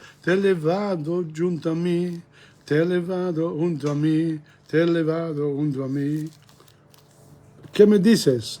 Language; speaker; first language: Spanish; non-native, learner; English